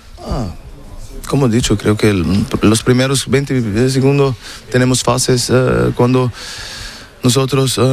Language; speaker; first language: Spanish; non-native, learner; German